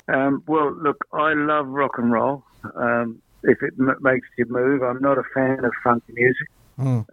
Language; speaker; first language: English; native; English